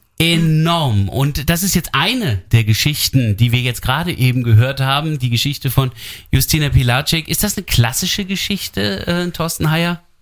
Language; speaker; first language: German; native; German